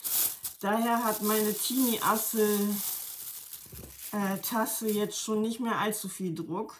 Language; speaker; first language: German; native; German